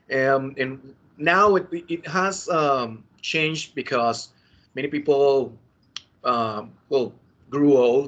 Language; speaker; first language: English; non-native, fluent; Spanish